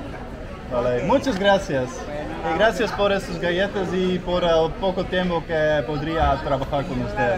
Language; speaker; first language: Spanish; non-native, learner; Dutch